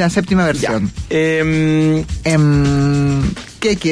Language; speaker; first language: Spanish; native; Spanish